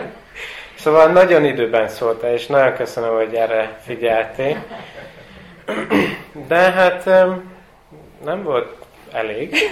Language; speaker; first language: Hungarian; non-native, fluent; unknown